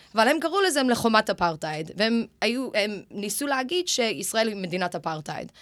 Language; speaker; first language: Hebrew; early bilingual, other home language; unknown